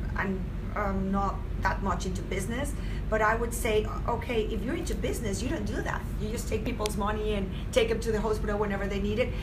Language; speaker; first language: English; non-native, fluent; Spanish